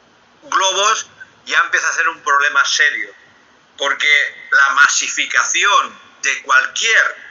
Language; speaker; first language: Spanish; native; Spanish